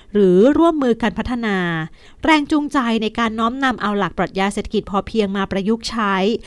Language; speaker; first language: Thai; native; Thai